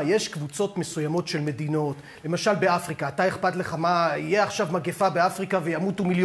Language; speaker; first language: Hebrew; native; Hebrew